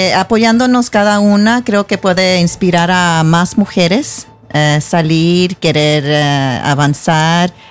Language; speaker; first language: Spanish; non-native, learner; English